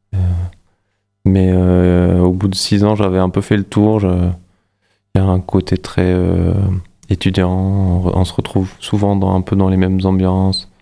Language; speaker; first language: French; native; French